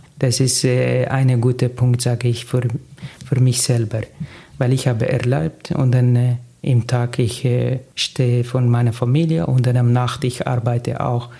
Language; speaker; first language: German; non-native, learner; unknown